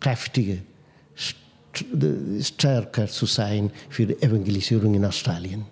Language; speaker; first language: German; non-native, fluent; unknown